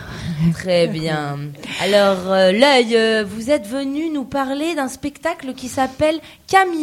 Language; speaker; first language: French; native; French